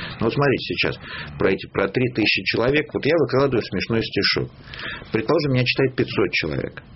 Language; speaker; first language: Russian; native; Russian